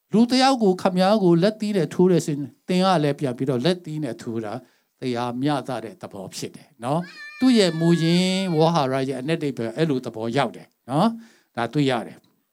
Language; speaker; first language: Burmese; non-native, local second language; Tedim Chin